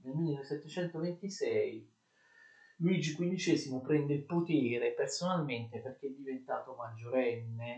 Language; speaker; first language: Italian; native; Italian